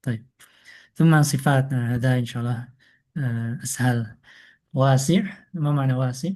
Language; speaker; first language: Arabic; non-native, fluent; Indonesian